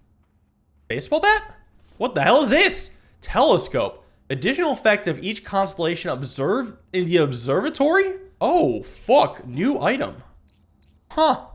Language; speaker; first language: English; native; English